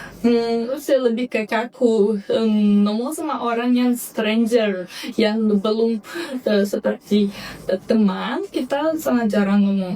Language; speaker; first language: Indonesian; non-native, fluent; Russian